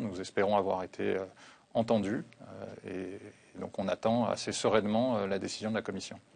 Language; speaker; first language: French; native; French